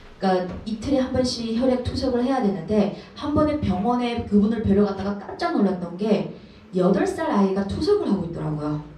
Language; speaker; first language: Korean; early bilingual, heritage; Korean